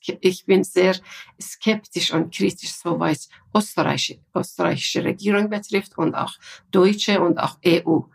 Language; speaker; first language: German; non-native, fluent; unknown